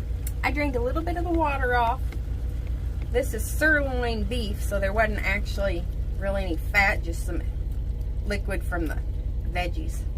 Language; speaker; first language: English; native; English